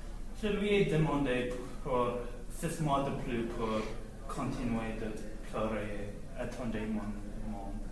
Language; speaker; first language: French; non-native, learner; English